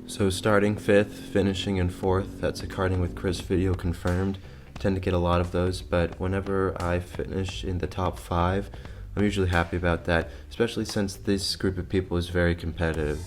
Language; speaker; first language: English; native; English